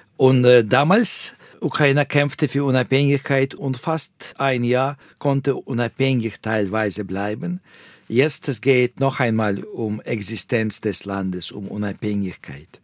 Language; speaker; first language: German; non-native, fluent; Russian